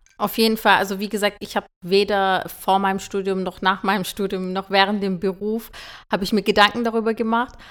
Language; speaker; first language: German; early bilingual, other home language; Turkish